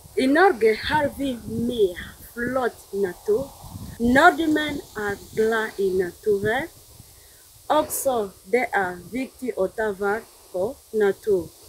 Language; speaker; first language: Norwegian; non-native, learner; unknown